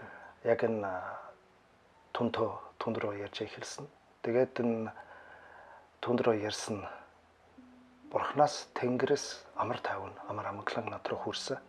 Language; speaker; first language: Mongolian; non-native, fluent; German